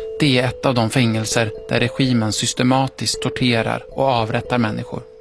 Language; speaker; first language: Swedish; native; Swedish